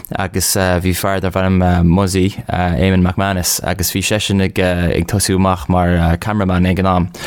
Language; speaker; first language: Irish; non-native, local second language; English